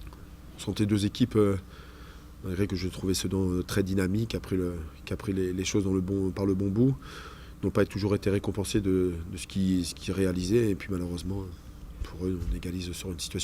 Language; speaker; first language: French; native; French